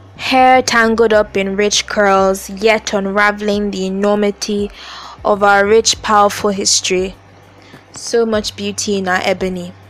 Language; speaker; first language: English; non-native, local second language; Yoruba